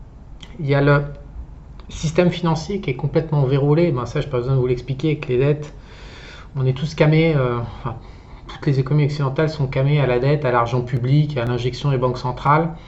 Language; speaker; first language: French; native; French